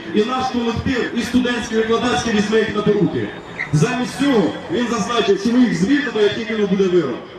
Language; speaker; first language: Ukrainian; native; Ukrainian